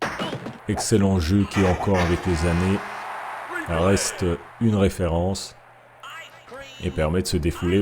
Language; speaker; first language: French; native; French